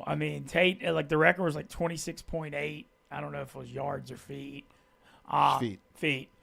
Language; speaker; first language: English; native; English